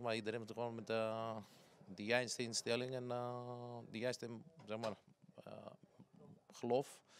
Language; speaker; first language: Dutch; non-native, fluent; Greek